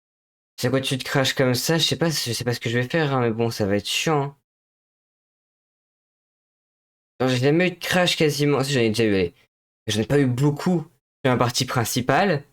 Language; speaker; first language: French; native; French